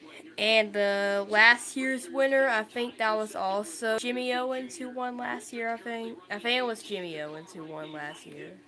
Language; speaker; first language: English; native; English